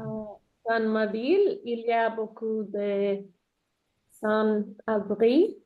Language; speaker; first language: French; non-native, learner; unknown